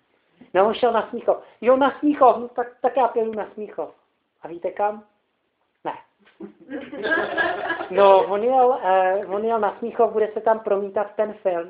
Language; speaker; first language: Czech; native; Czech